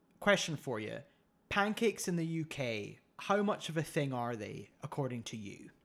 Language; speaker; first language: English; native; English